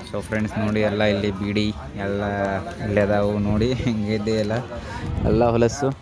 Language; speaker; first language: Kannada; non-native, local second language; Hindi